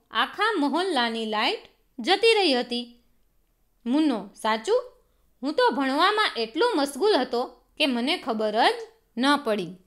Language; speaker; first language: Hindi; non-native, local second language; Gujarati